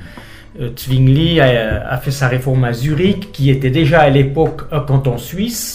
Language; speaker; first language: French; native; French